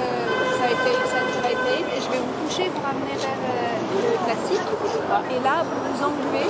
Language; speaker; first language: French; native; French